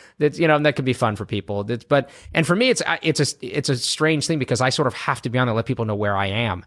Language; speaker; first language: English; native; English